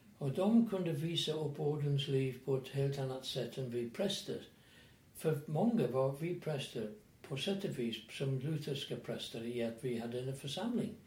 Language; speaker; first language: Swedish; non-native, fluent; English